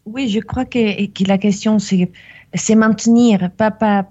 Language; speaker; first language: French; non-native, fluent; Spanish